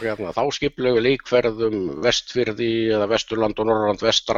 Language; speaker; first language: Icelandic; native; Icelandic